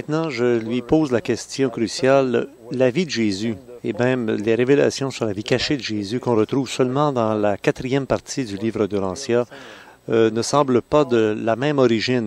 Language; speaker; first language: French; native; French